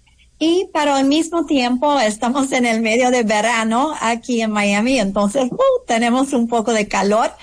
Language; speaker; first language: Spanish; non-native, fluent; English